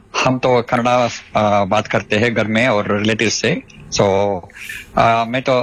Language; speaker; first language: Hindi; non-native, local second language; Telugu